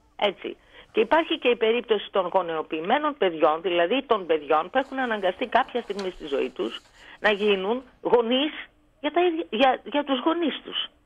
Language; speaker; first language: Greek; native; Greek